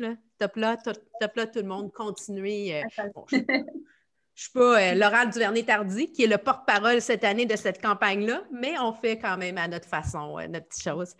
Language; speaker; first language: French; native; French